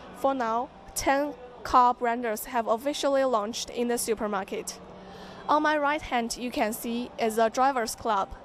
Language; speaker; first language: English; non-native, fluent; Chinese